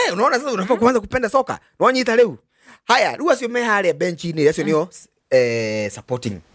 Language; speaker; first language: Swahili; non-native, local second language; Kikuyu